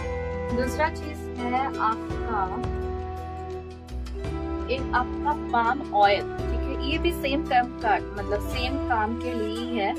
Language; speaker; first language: Hindi; non-native, local second language; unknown